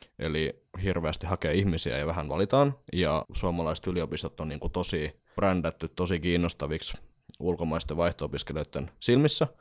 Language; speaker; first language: Finnish; native; Finnish